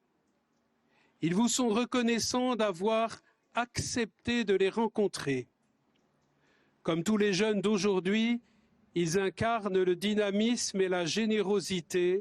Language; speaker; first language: French; native; French